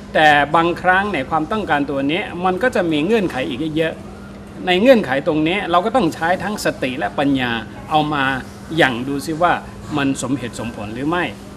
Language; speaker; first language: Thai; native; Thai